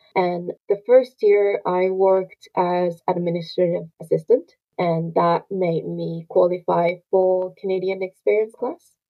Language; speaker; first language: English; non-native, fluent; Japanese